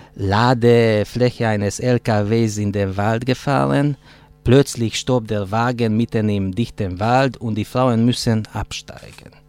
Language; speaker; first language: German; non-native, fluent; Hungarian